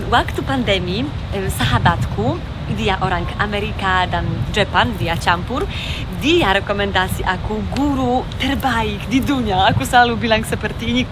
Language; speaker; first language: Indonesian; non-native, fluent; Polish